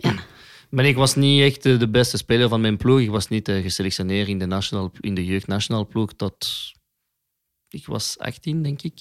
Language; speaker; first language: Dutch; non-native, local second language; French